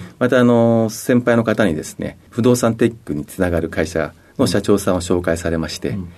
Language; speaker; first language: Japanese; native; Japanese